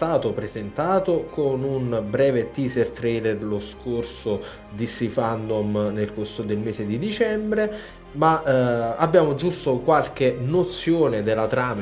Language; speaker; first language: Italian; native; Italian